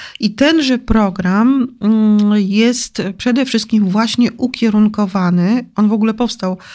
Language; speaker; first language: Polish; native; Polish